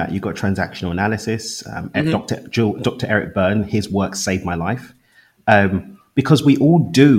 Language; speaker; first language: English; native; English